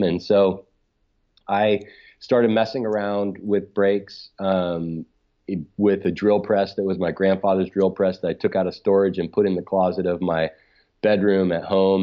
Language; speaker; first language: English; native; English